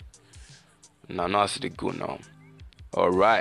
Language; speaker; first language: English; non-native, local second language; Yoruba